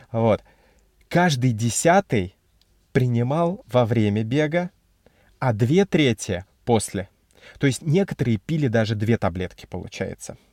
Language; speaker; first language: Russian; native; Russian